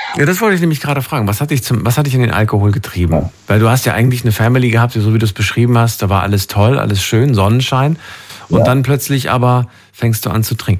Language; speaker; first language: German; native; German